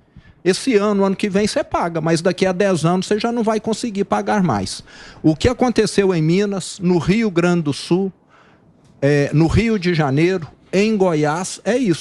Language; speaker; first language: Portuguese; native; Portuguese